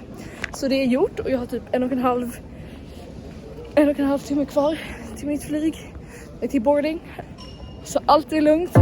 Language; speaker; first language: Swedish; early bilingual, heritage; Swedish